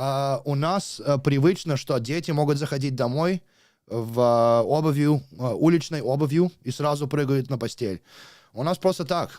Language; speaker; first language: Russian; non-native, learner; English